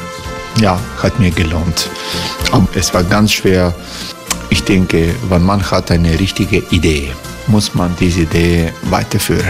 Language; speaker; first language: German; non-native, fluent; Croatian